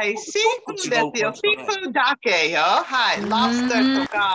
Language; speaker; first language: Japanese; non-native, learner; English